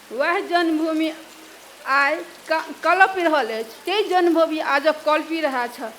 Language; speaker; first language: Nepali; non-native, local second language; Maithili